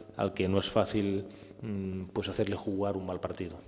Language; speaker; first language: Spanish; non-native, local second language; Catalan